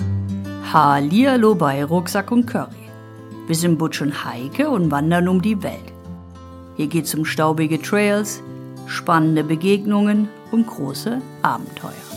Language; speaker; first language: German; native; German